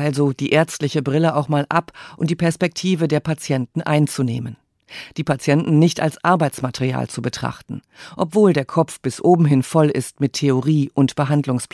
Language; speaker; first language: German; native; German